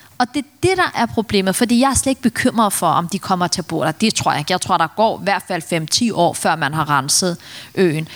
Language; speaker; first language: Danish; early bilingual, other home language; Turkish